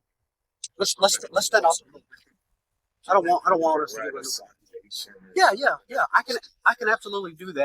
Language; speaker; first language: English; native; English